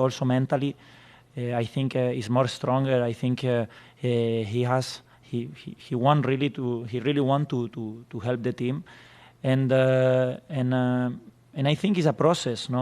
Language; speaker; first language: English; non-native, fluent; Spanish